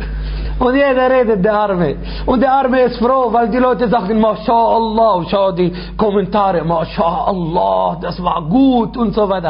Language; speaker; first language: German; non-native, fluent; Arabic